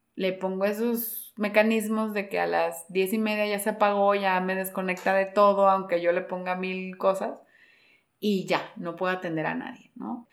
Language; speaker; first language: Spanish; native; Spanish